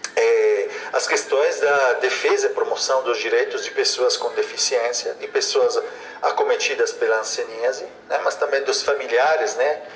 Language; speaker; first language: Portuguese; non-native, fluent; Italian